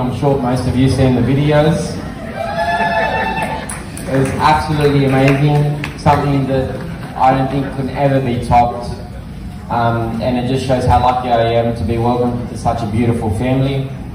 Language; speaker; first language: English; native; English